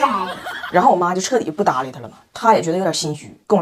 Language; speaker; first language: Chinese; native; Chinese